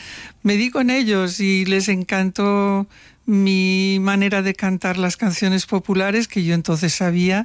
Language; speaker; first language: Spanish; non-native, local second language; Catalan